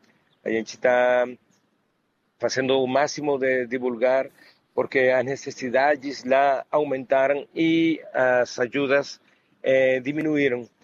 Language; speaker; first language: Portuguese; non-native, fluent; Spanish